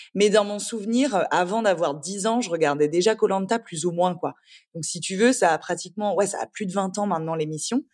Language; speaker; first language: French; native; French